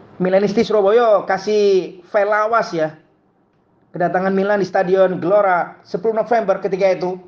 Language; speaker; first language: Indonesian; native; Indonesian